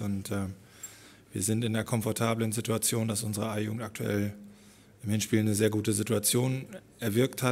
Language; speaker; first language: German; native; German